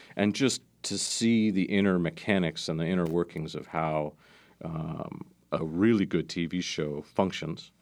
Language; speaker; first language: English; native; English